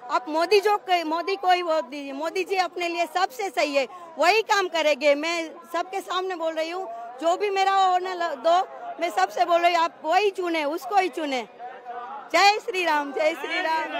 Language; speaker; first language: Hindi; non-native, local second language; Gujarati